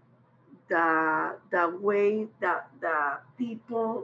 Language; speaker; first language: English; non-native, learner; Spanish